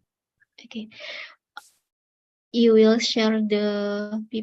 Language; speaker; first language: English; non-native, learner; Indonesian